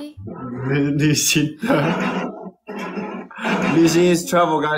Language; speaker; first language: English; non-native, learner; Chinese